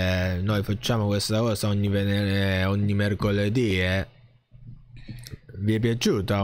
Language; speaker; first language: Italian; non-native, learner; Japanese